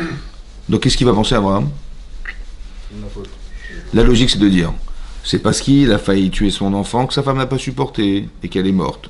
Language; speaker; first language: French; native; French